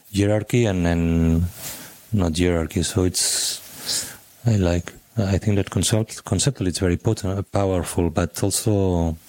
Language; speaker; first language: English; non-native, fluent; Catalan